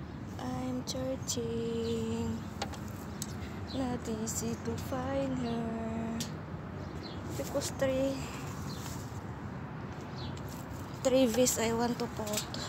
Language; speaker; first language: English; non-native, learner; Filipino